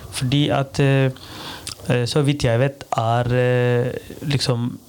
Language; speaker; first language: Norwegian; non-native, fluent; Somali